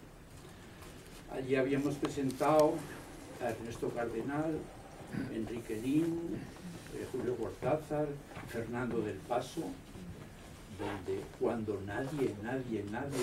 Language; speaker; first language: Spanish; native; Spanish